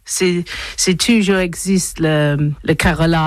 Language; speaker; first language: French; non-native, learner; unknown